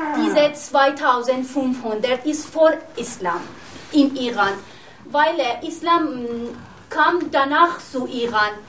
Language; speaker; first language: German; non-native, learner; Persian